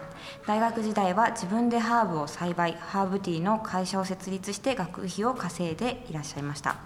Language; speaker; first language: Japanese; native; Japanese